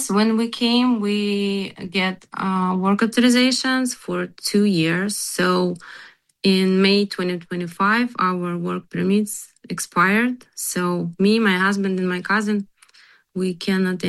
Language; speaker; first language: English; non-native, learner; Ukrainian